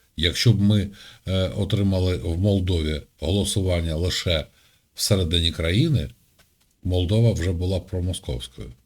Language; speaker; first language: Ukrainian; native; Ukrainian